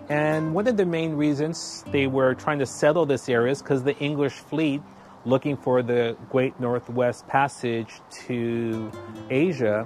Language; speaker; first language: English; native; English